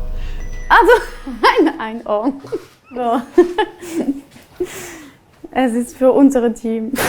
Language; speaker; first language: German; non-native, fluent; French